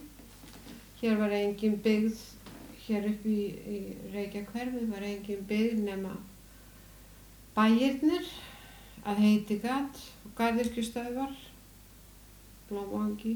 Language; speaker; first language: Icelandic; native; Icelandic